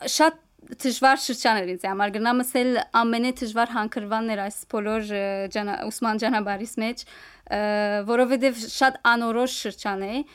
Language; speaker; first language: Armenian; native; Armenian